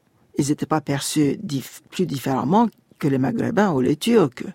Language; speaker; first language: French; non-native, fluent; Turkish